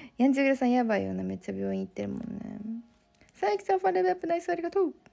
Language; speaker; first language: Japanese; native; Japanese